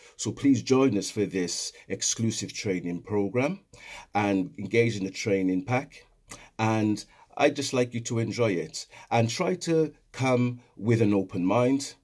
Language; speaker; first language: English; native; English